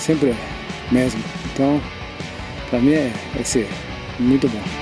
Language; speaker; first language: Portuguese; non-native, fluent; Japanese